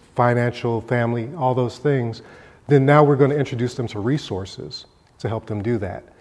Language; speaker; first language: English; native; English